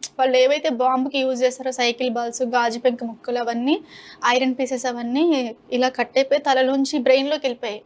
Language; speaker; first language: Telugu; non-native, local second language; Hindi